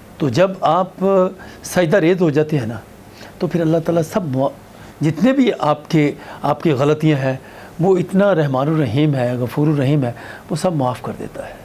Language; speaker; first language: Urdu; native; Urdu